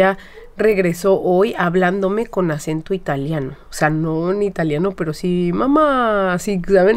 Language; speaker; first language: Spanish; native; Spanish